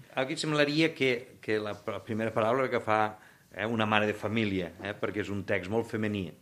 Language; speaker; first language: Catalan; native; Catalan